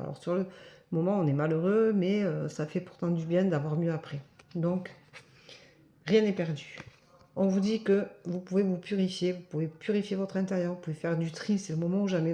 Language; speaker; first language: French; native; French